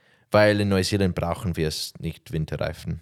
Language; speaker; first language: German; non-native, learner; English